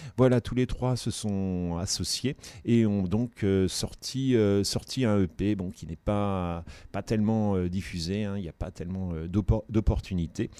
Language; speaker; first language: French; native; French